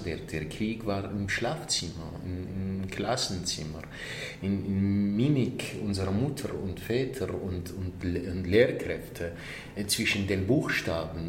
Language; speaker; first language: German; non-native, fluent; Arabic